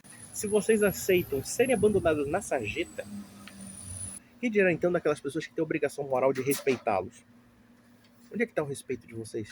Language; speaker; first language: Portuguese; native; Portuguese